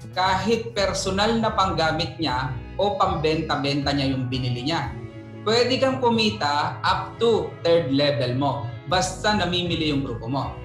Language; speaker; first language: Filipino; native; Filipino